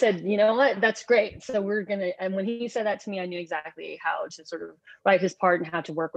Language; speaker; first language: English; native; English